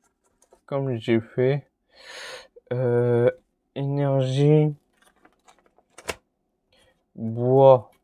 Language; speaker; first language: French; native; French